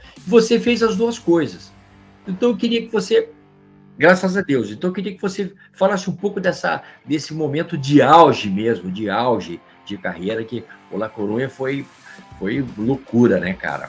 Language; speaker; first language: Portuguese; native; Portuguese